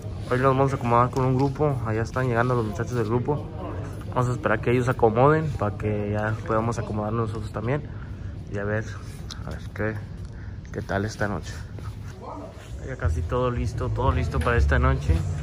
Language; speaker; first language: Spanish; early bilingual, heritage; Spanish